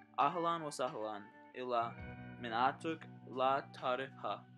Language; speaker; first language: Arabic; non-native, learner; English